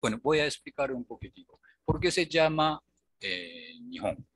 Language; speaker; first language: Spanish; non-native, fluent; Japanese